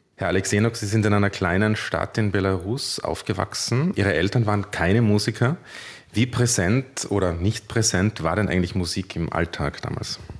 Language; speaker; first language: German; native; German